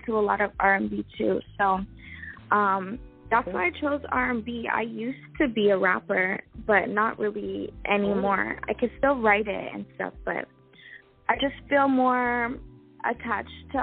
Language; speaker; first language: English; native; English